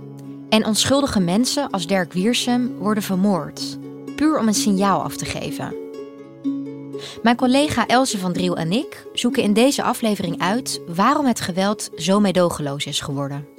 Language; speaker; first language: Dutch; native; Dutch